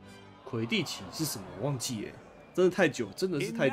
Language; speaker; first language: Chinese; native; Chinese